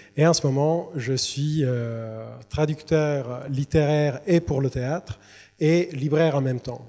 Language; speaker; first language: French; non-native, fluent; Italian